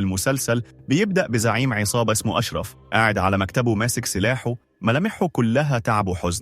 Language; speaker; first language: Arabic; native; Arabic